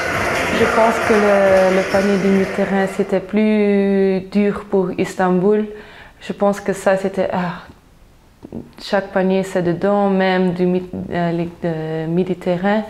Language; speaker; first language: French; non-native, local second language; Dutch